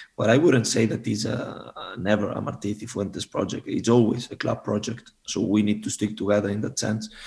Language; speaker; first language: English; non-native, fluent; Spanish